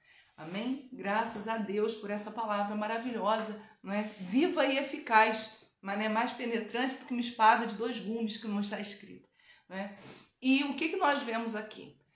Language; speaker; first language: Portuguese; native; Portuguese